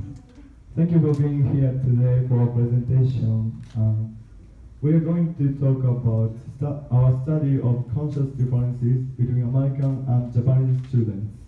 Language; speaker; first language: English; non-native, learner; Japanese